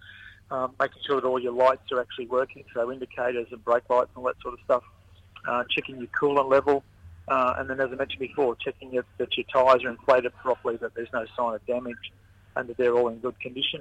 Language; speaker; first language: English; native; English